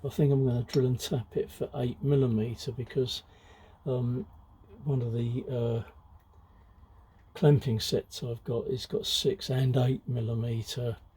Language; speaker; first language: English; native; English